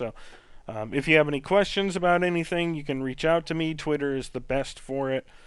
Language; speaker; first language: English; native; English